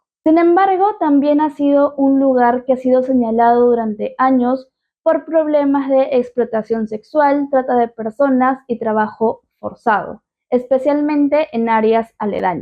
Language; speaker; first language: Spanish; native; Spanish